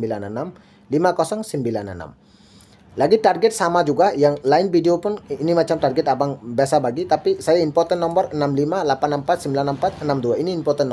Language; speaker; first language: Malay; non-native, learner; Bangla